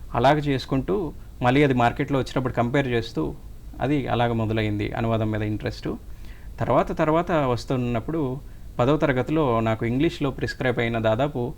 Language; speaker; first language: Telugu; native; Telugu